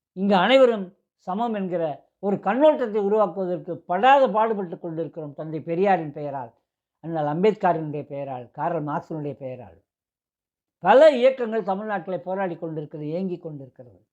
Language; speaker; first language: Tamil; native; Tamil